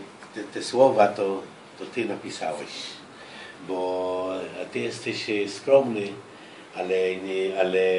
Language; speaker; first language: Polish; early bilingual, heritage; Hebrew